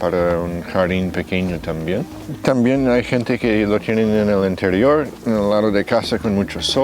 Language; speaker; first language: Spanish; non-native, fluent; English